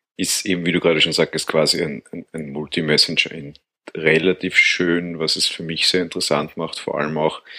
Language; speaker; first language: German; native; German